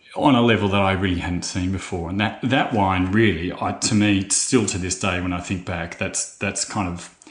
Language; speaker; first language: English; native; English